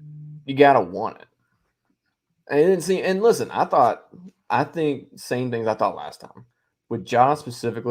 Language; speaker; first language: English; native; English